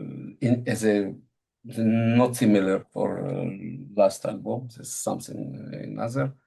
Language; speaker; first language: English; non-native, learner; Russian